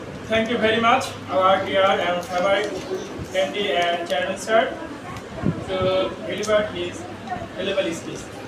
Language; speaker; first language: English; non-native, local second language; Bangla